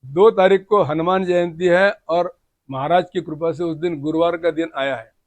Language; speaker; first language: Hindi; non-native, local second language; Marathi